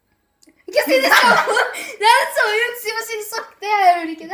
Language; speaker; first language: Norwegian; non-native, fluent; Arabic